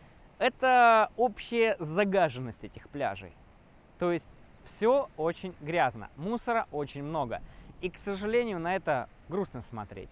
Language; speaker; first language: Russian; native; Russian